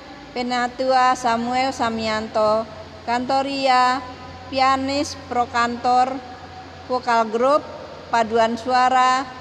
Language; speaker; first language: Indonesian; native; Indonesian